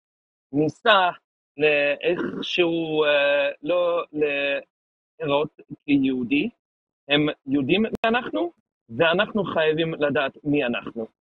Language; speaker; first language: Hebrew; non-native, fluent; English